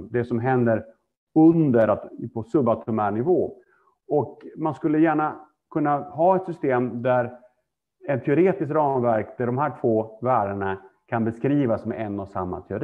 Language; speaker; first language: Swedish; native; Swedish